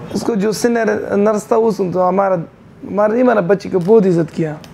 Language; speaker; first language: Hindi; non-native, learner; Persian